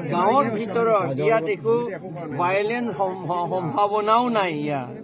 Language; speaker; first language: Assamese; non-native, local second language; Karbi